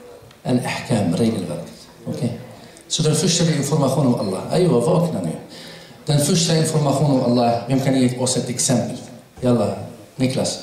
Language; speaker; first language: Swedish; non-native, fluent; Arabic